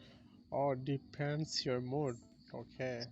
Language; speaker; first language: English; non-native, learner; Bangla